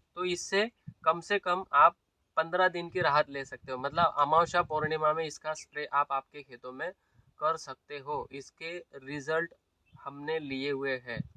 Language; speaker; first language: Hindi; non-native, local second language; Marathi